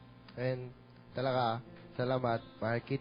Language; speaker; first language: Filipino; non-native, learner; Korean